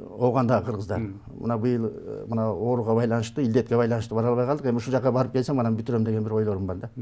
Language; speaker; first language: Kyrgyz; native; Kyrgyz